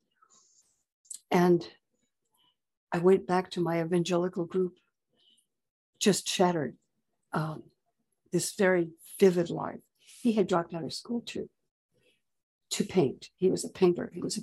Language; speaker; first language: English; native; English